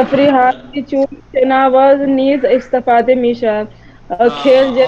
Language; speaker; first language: Persian; non-native, learner; Urdu